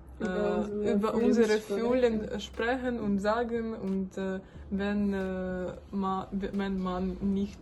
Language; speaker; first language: German; non-native, learner; Ukrainian